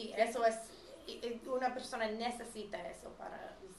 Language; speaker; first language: Spanish; non-native, fluent; English